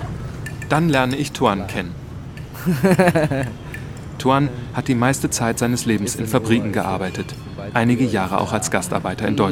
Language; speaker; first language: German; native; German